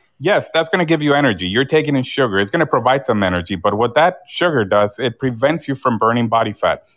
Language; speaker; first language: English; early bilingual, other home language; Spanish